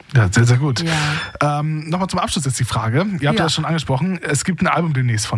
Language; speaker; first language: German; native; German